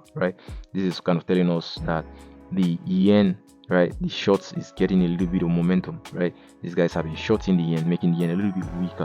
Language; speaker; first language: English; native; English